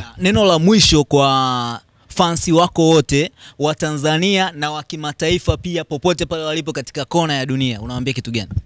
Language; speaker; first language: Swahili; native; Swahili